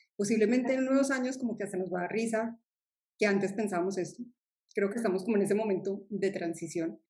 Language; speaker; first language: Spanish; native; Spanish